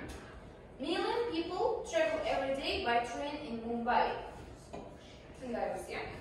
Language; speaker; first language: English; non-native, learner; Kazakh